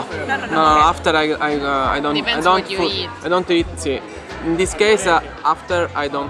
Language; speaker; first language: English; non-native, learner; Italian